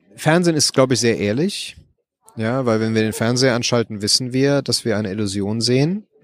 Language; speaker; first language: German; native; German